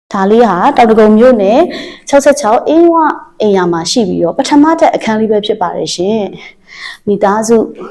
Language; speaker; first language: Burmese; native; Burmese